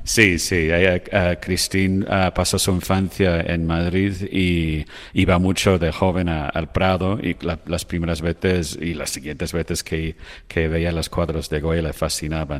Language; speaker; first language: Spanish; non-native, fluent; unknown